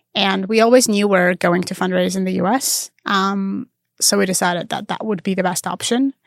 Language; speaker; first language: English; non-native, fluent; Armenian